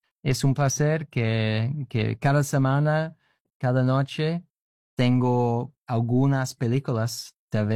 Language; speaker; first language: Spanish; non-native, learner; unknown